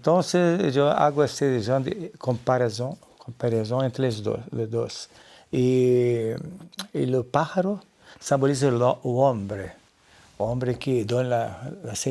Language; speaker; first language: Spanish; non-native, learner; Portuguese